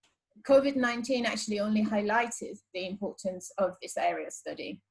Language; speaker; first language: English; native; English